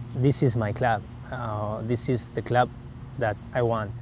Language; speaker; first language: English; non-native, learner; Spanish